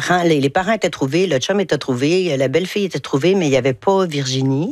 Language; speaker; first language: French; native; French